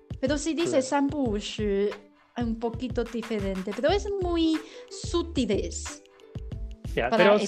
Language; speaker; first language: Spanish; non-native, learner; Chinese